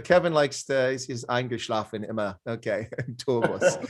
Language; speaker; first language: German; non-native, learner; English